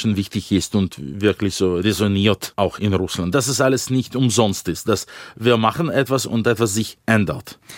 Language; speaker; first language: German; non-native, fluent; Russian